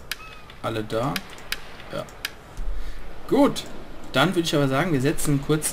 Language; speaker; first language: German; native; German